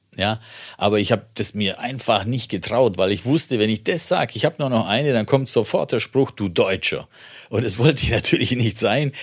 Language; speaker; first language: German; early bilingual, other home language; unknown